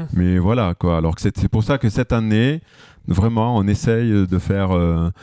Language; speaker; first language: French; native; French